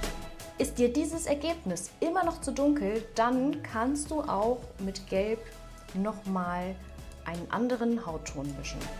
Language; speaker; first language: German; native; German